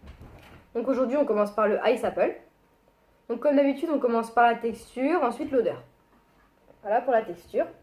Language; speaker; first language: French; native; French